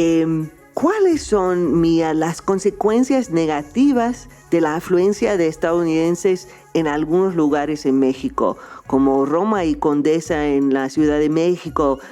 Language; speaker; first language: Spanish; non-native, fluent; English